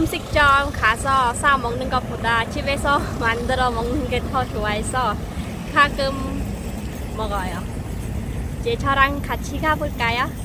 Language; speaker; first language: Korean; non-native, fluent; Khmer